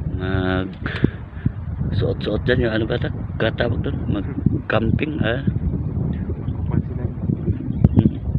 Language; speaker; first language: Filipino; non-native, local second language; Cebuano